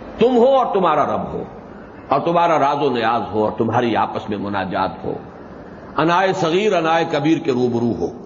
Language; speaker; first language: Urdu; native; Urdu